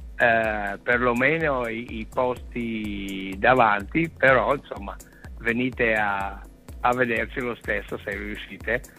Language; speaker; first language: Italian; non-native, fluent; English